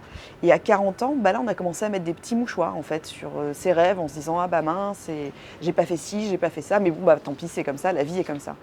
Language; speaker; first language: French; native; French